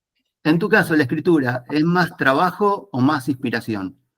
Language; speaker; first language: Spanish; native; Spanish